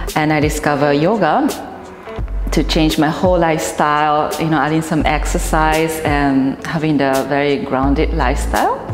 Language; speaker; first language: English; non-native, fluent; Japanese